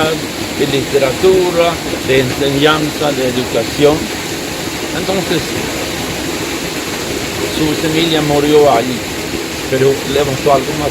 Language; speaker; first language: Spanish; non-native, fluent; Swedish